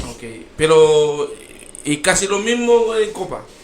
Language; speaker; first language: Spanish; non-native, learner; Haitian Creole